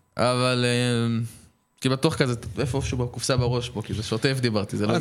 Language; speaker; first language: Hebrew; native; Hebrew